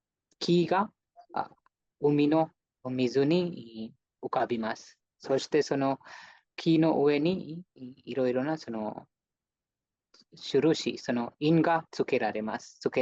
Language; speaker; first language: Japanese; non-native, fluent; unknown